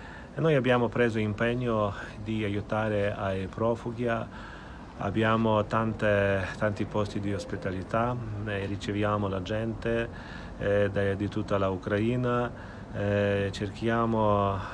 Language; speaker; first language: Italian; non-native, fluent; Ukrainian